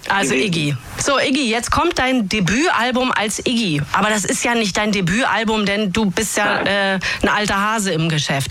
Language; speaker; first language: German; native; German